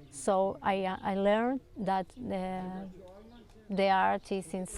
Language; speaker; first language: English; non-native, learner; Spanish